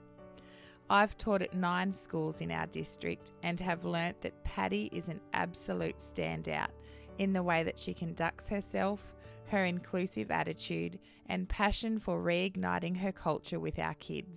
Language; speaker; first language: English; native; English